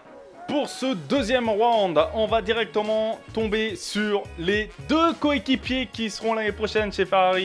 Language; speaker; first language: French; native; French